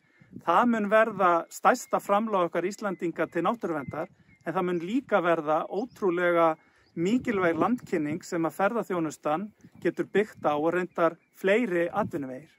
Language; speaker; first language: Icelandic; native; Icelandic